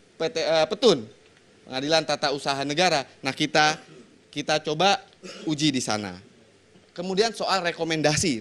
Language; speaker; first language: Indonesian; native; Indonesian